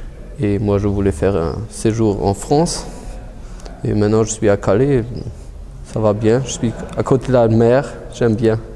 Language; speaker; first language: French; early bilingual, heritage; German